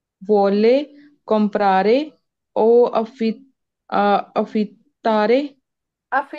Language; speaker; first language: Italian; non-native, learner; Punjabi